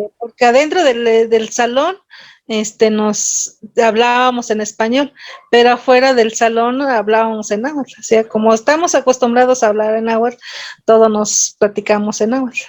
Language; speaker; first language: Spanish; non-native, local second language; Nahuatl languages